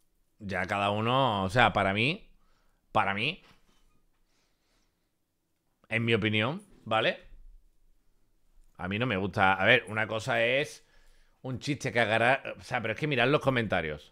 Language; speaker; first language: Spanish; native; Spanish